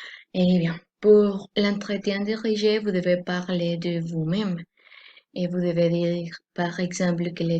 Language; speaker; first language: French; non-native, learner; Spanish